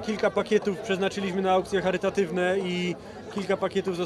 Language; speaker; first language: Polish; native; Polish